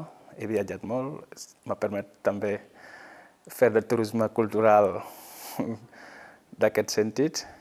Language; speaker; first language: Catalan; non-native, fluent; Fula